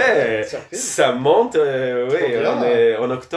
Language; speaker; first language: French; non-native, fluent; Hebrew